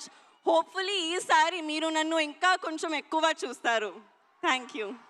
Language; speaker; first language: Telugu; non-native, learner; Hindi